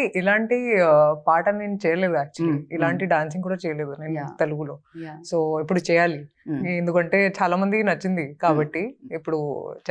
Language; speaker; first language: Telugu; non-native, fluent; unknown